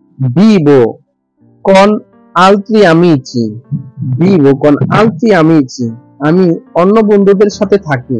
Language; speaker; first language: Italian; non-native, learner; Bangla